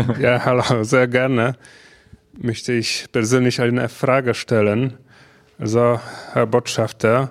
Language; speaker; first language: German; non-native, fluent; Polish